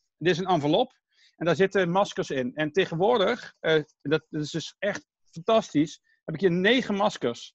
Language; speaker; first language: Dutch; native; Dutch